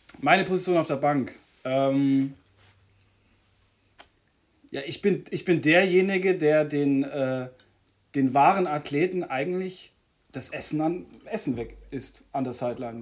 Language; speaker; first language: German; native; German